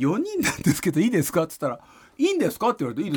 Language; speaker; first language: Japanese; native; Japanese